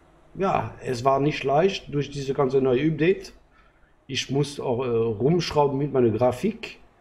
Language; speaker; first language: German; non-native, learner; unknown